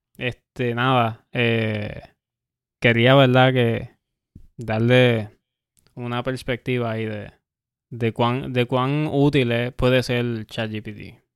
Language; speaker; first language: Spanish; native; Spanish